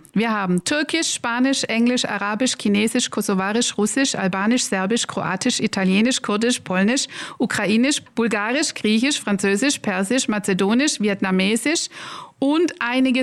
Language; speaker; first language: German; native; German